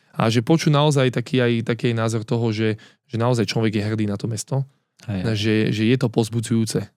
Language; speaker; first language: Slovak; native; Slovak